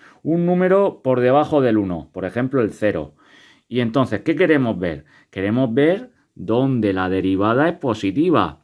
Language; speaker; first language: Spanish; native; Spanish